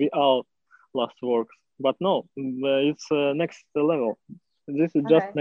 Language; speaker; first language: English; non-native, learner; Russian